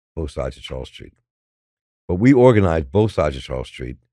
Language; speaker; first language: English; native; English